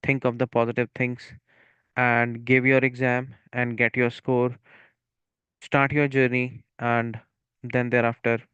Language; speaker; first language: English; non-native, local second language; Punjabi